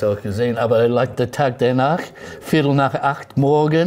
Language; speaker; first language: German; non-native, fluent; English